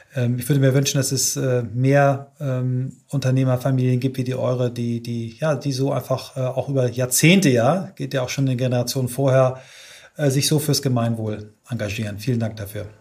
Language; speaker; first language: German; native; German